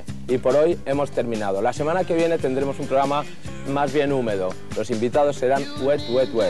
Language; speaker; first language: Spanish; native; Spanish